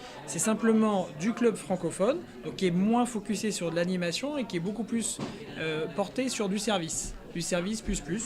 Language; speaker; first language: French; native; French